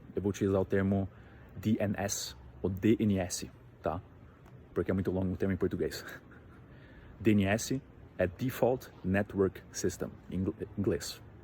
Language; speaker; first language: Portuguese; native; Portuguese